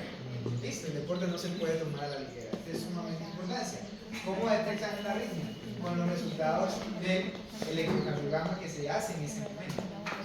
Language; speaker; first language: Spanish; native; Spanish